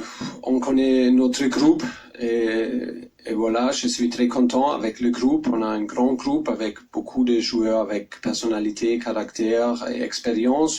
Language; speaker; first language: French; non-native, learner; German